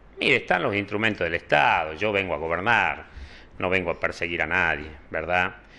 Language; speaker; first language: Spanish; native; Spanish